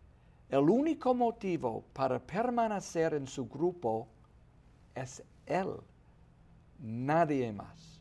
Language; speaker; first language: Spanish; non-native, fluent; English